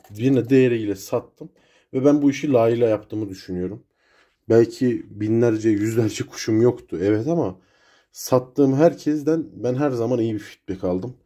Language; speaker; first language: Turkish; native; Turkish